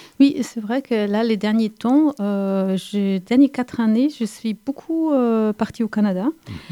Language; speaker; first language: French; non-native, fluent; German